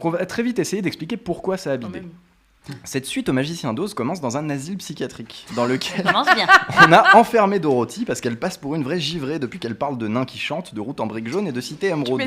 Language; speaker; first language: French; native; French